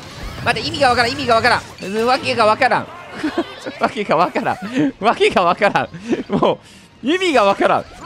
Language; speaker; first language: Japanese; native; Japanese